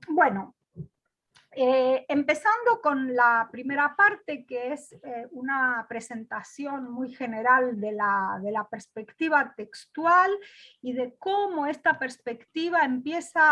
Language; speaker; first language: Spanish; non-native, fluent; Greek